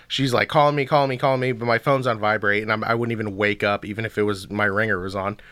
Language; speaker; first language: English; early bilingual, other home language; Filipino